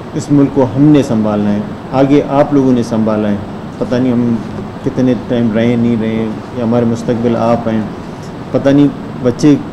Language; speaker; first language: Urdu; non-native, local second language; Baluchi